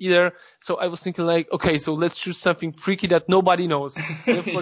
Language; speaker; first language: English; non-native, fluent; Polish